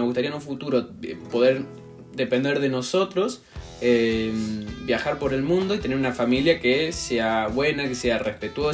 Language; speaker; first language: Spanish; native; Spanish